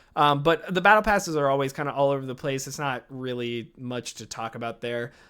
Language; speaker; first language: English; native; English